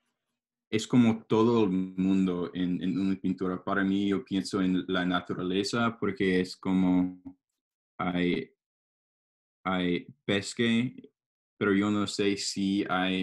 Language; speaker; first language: Spanish; non-native, learner; English